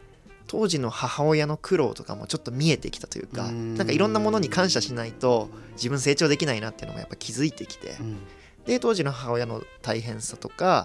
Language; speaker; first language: Japanese; native; Japanese